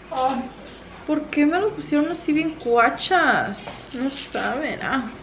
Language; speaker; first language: Spanish; early bilingual, other home language; English